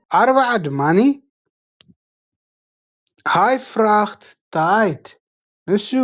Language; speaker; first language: Dutch; non-native, fluent; Tigrinya